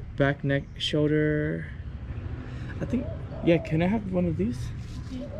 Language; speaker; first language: English; early bilingual, other home language; Vietnamese